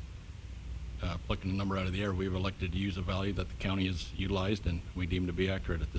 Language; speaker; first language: English; native; English